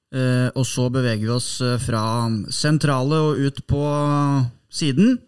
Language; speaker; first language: Norwegian; native; Norwegian